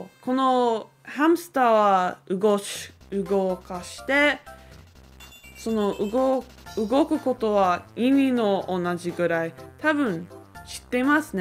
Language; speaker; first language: Japanese; non-native, learner; English